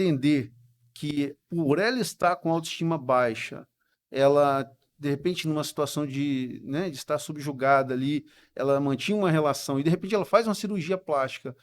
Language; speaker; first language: Portuguese; native; Portuguese